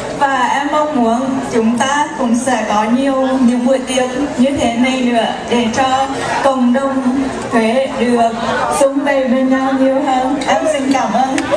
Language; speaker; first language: Vietnamese; early bilingual, heritage; Vietnamese